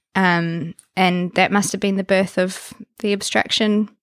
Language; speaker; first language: English; native; English